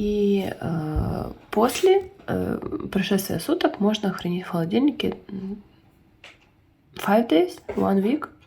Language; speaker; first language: Russian; non-native, fluent; Ukrainian